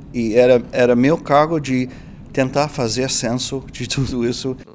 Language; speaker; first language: Spanish; non-native, learner; English